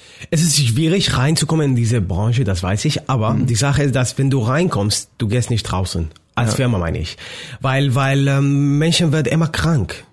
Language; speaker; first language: German; non-native, learner; Arabic